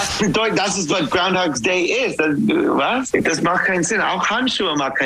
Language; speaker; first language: German; non-native, learner; English